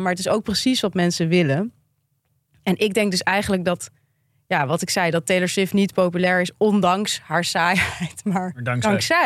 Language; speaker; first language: Dutch; native; Dutch